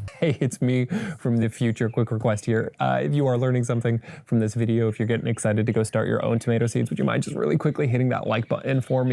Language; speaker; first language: English; native; English